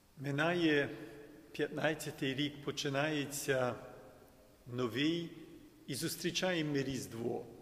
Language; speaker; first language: Ukrainian; early bilingual, heritage; Ukrainian